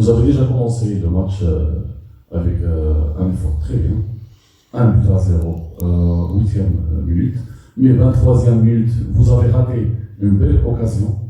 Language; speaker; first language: French; non-native, local second language; Arabic